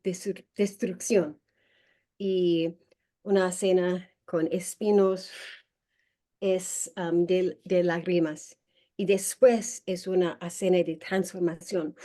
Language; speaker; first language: Spanish; non-native, learner; English